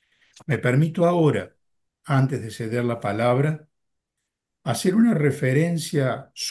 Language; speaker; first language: Spanish; native; Spanish